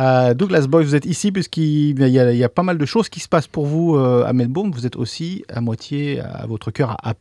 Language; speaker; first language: French; native; French